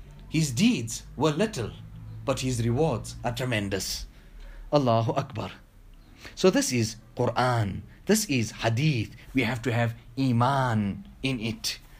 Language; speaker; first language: English; native; English